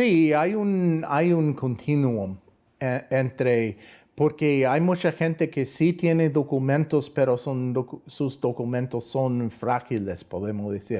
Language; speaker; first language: Spanish; non-native, fluent; English